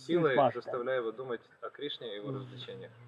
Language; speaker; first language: Russian; native; Russian